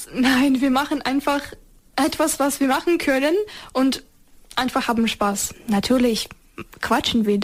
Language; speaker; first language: German; non-native, learner; Ukrainian